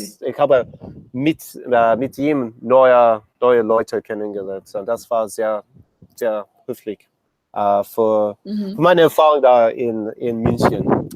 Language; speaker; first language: German; non-native, learner; English